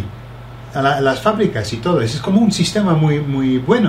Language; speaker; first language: Spanish; non-native, fluent; English